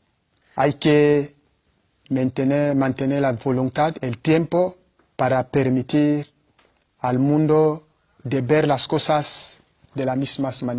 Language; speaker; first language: Spanish; non-native, fluent; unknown